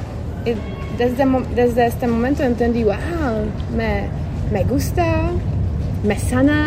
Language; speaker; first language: Spanish; non-native, learner; Czech